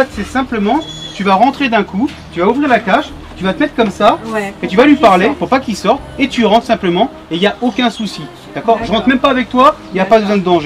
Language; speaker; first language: French; native; French